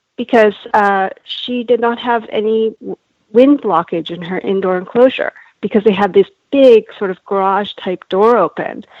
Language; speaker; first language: English; native; English